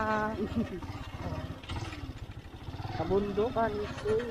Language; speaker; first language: Filipino; non-native, local second language; Iloko